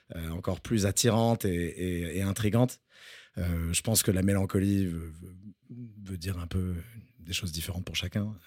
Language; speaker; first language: French; early bilingual, other home language; Spanish